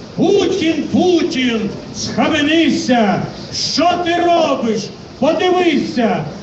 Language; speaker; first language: Ukrainian; native; Ukrainian